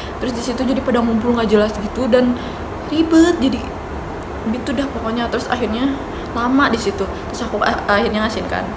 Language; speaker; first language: Indonesian; native; Indonesian